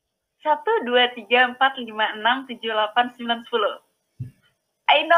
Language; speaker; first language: English; non-native, learner; Indonesian